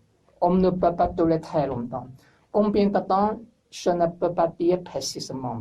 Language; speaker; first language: French; non-native, learner; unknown